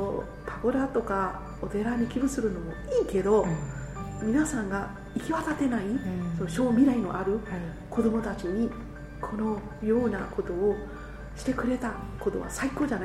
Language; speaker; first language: Japanese; non-native, fluent; Burmese